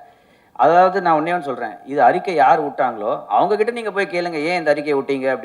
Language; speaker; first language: Tamil; native; Tamil